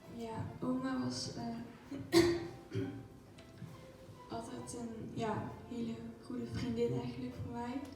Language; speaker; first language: Dutch; early bilingual, other home language; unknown